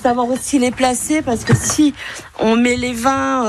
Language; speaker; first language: French; native; French